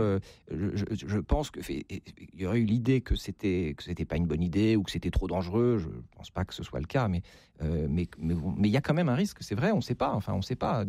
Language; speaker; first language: French; native; French